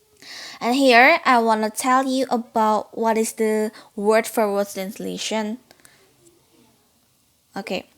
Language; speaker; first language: English; non-native, learner; Indonesian